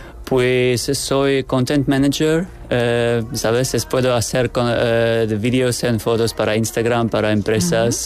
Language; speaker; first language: Spanish; non-native, learner; Ukrainian